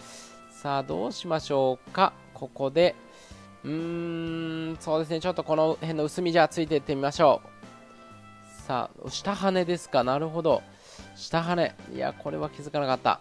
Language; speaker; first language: Japanese; native; Japanese